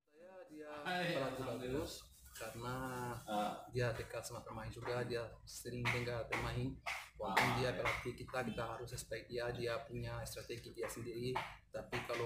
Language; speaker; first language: Indonesian; non-native, fluent; Portuguese